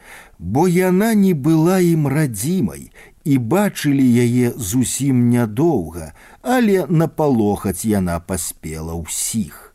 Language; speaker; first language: Belarusian; native; Belarusian